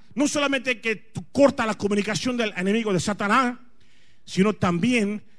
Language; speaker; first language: Spanish; non-native, fluent; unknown